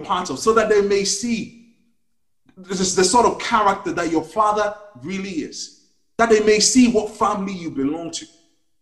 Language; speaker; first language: English; non-native, local second language; Akan